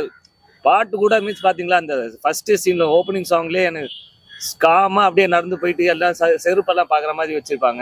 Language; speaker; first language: Tamil; native; Tamil